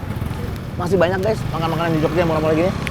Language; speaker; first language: Indonesian; native; Indonesian